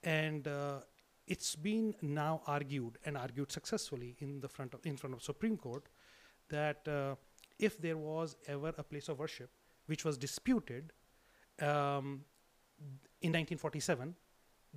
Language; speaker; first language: English; non-native, local second language; Hindi